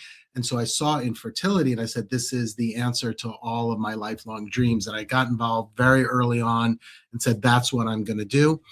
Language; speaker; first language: English; native; English